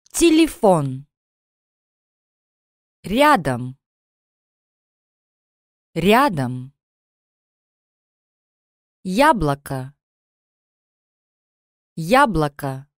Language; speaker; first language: Russian; non-native, learner; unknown